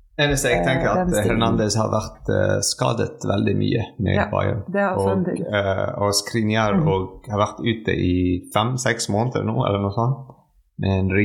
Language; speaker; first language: Norwegian; non-native, fluent; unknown